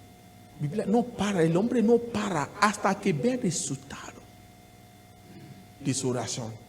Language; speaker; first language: Spanish; non-native, learner; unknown